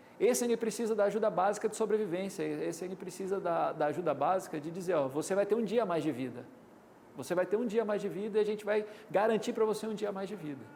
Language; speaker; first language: Portuguese; native; Portuguese